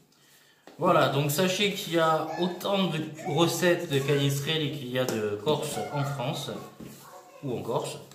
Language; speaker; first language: French; native; French